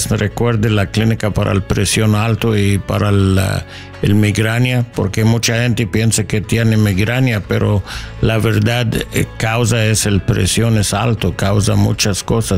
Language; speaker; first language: Spanish; non-native, learner; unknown